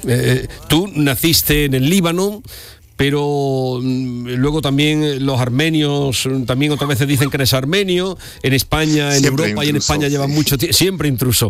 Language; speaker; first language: Spanish; native; Spanish